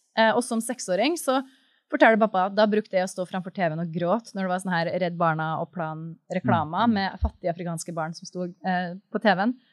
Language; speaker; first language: Norwegian; native; Norwegian